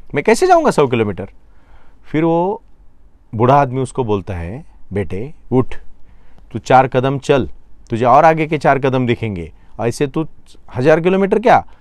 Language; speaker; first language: Hindi; non-native, local second language; Marathi